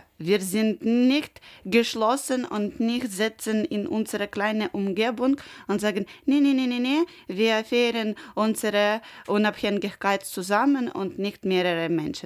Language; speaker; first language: German; non-native, learner; Ukrainian